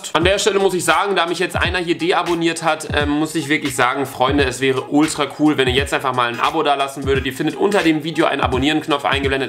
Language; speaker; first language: German; native; German